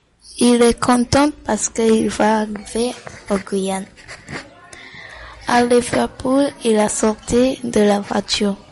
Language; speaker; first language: French; non-native, learner; English